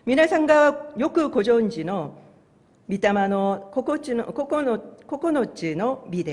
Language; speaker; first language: Japanese; non-native, fluent; Korean